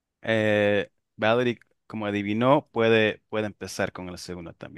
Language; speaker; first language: Spanish; non-native, local second language; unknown